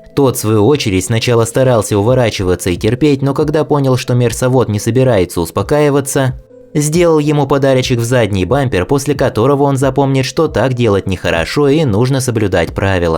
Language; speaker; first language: Russian; native; Russian